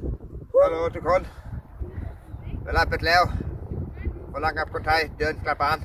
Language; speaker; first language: Thai; non-native, learner; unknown